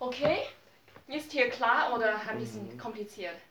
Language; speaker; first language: German; non-native, learner; Chinese